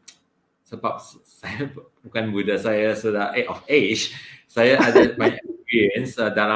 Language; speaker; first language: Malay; non-native, local second language; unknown